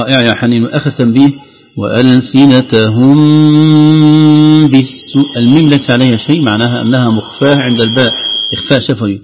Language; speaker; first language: Arabic; native; Arabic